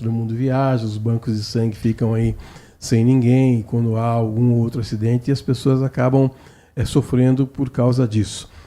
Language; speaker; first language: Portuguese; native; Portuguese